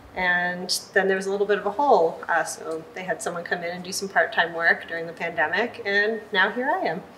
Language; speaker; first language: English; native; English